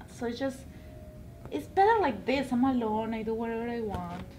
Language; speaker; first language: English; non-native, fluent; Spanish